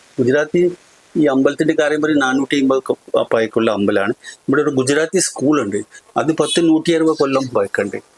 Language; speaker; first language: Malayalam; non-native, local second language; Gujarati